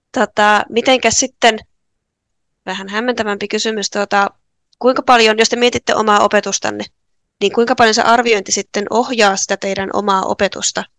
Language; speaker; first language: Finnish; native; Finnish